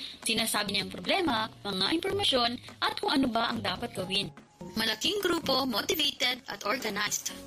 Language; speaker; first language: Filipino; non-native, local second language; Hiligaynon